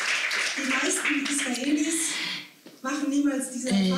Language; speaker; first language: German; early bilingual, other home language; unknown